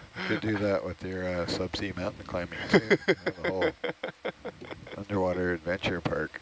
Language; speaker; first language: English; native; English